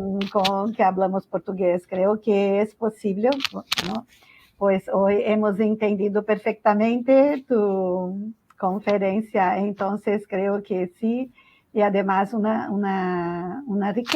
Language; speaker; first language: Spanish; non-native, fluent; Portuguese